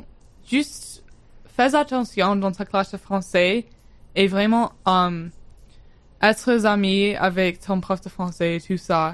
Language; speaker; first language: French; non-native, learner; English